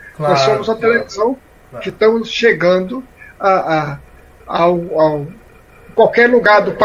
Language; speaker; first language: Portuguese; native; Portuguese